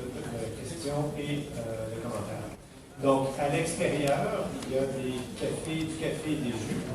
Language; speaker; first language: French; native; French